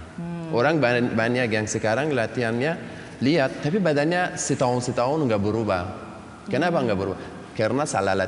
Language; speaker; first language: Indonesian; non-native, learner; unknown